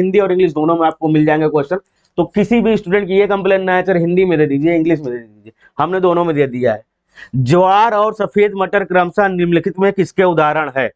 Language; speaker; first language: Hindi; native; Hindi